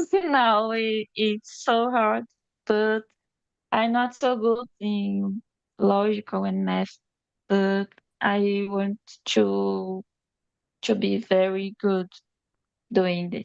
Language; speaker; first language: English; non-native, learner; Portuguese